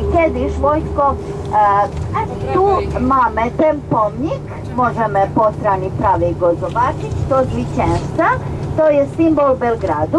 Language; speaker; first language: Polish; non-native, learner; Serbian